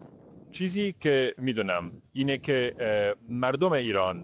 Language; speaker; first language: Persian; non-native, learner; English